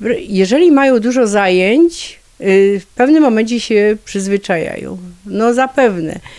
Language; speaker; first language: Polish; native; Polish